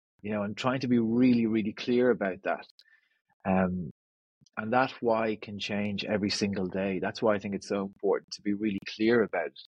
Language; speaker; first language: English; native; English